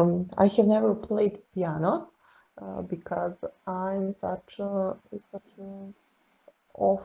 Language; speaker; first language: English; non-native, learner; Serbian